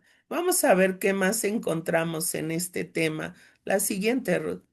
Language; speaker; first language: Spanish; native; Spanish